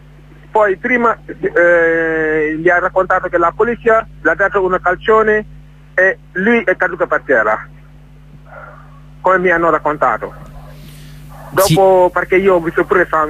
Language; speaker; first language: Italian; non-native, fluent; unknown